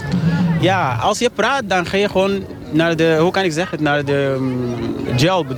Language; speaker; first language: Dutch; non-native, fluent; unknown